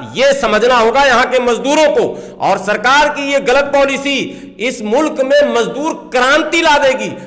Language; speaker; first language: Hindi; native; Hindi